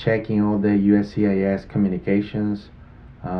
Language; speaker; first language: English; non-native, fluent; Spanish